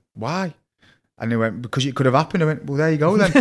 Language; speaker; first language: English; native; English